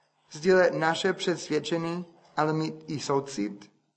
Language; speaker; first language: Czech; non-native, fluent; English